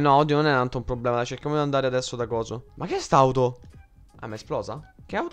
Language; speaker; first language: Italian; native; Italian